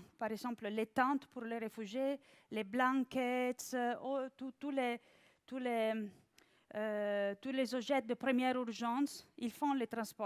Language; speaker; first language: French; non-native, fluent; Italian